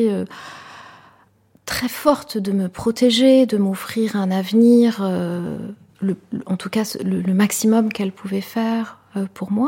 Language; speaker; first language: French; non-native, local second language; Kinyarwanda